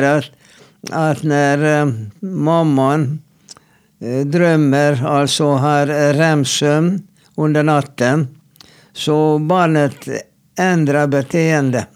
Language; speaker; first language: Swedish; non-native, fluent; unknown